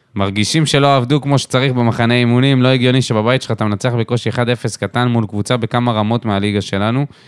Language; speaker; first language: Hebrew; native; Hebrew